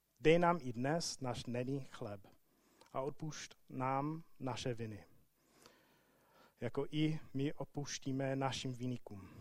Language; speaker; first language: Czech; non-native, fluent; English